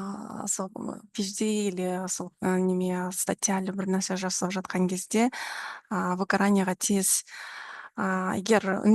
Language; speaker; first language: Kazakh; non-native, local second language; Russian